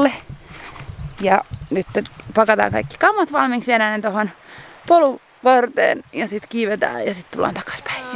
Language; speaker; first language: Finnish; native; Finnish